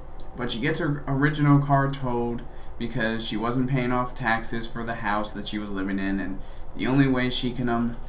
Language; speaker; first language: English; native; English